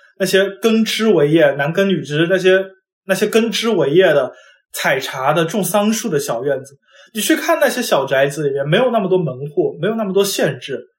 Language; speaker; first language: Chinese; non-native, local second language; Wu Chinese